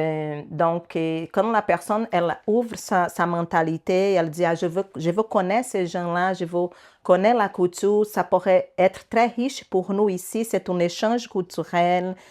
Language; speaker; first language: French; non-native, learner; Portuguese